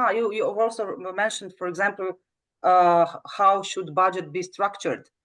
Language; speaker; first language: English; non-native, fluent; Slovenian